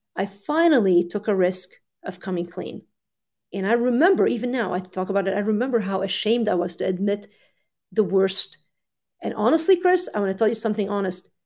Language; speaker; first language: English; early bilingual, other home language; Arabic